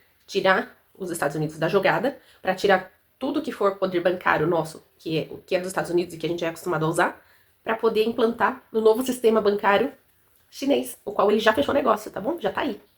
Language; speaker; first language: Portuguese; native; Portuguese